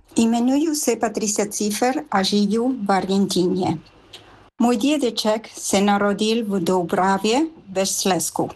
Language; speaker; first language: Czech; early bilingual, heritage; Spanish